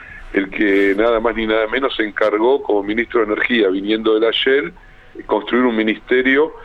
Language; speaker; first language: Spanish; native; Spanish